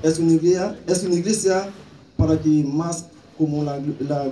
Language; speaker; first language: Spanish; non-native, learner; Haitian Creole